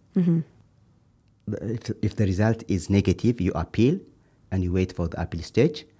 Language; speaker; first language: English; non-native, fluent; Amharic